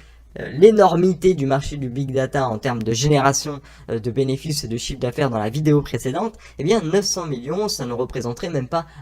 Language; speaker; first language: French; native; French